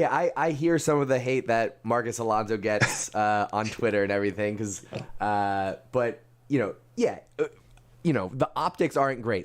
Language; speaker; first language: English; native; English